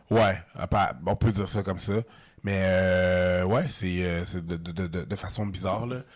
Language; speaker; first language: French; native; French